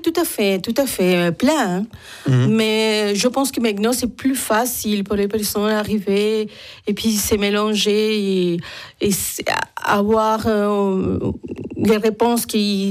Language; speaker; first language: French; non-native, fluent; Spanish